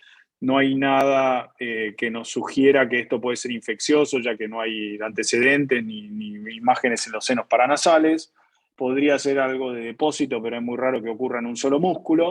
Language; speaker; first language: Spanish; native; Spanish